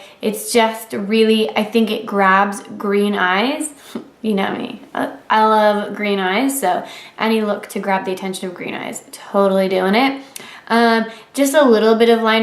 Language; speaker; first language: English; native; English